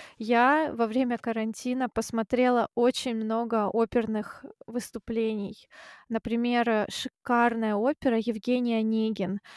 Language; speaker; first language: Russian; native; Russian